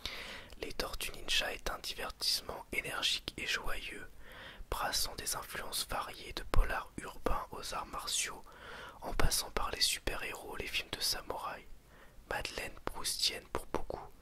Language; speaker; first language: French; native; French